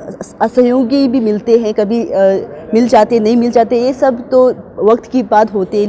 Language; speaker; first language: Hindi; non-native, local second language; Tibetan